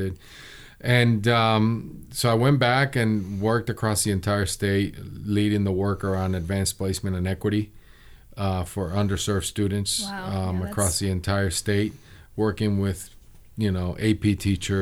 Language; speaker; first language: English; early bilingual, other home language; Spanish